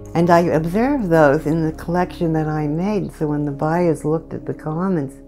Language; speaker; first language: English; native; English